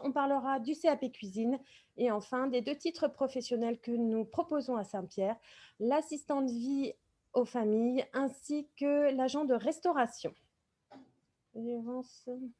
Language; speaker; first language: French; native; French